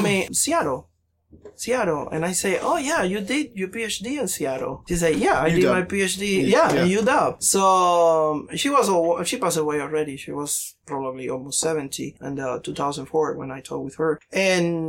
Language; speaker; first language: English; non-native, learner; Spanish